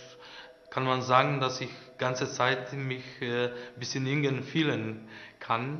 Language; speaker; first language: German; non-native, local second language; Polish